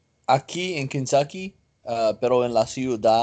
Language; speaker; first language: Spanish; non-native, learner; English